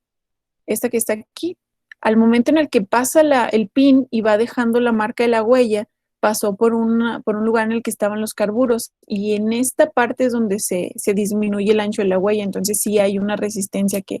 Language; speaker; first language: Spanish; native; Spanish